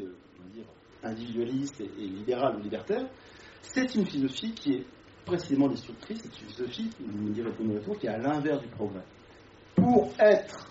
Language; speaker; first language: French; native; French